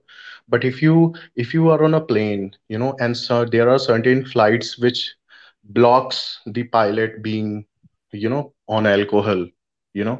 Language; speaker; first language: English; non-native, local second language; Hindi